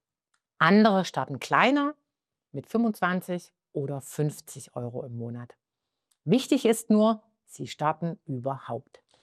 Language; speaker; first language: German; native; German